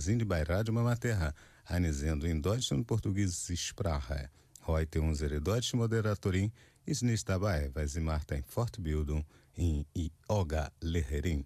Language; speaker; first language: German; non-native, fluent; Portuguese